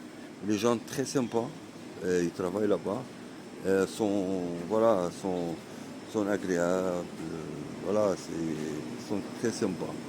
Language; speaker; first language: French; non-native, learner; Arabic